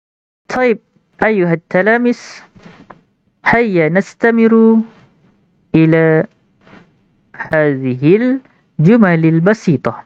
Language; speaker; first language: Arabic; non-native, fluent; Malay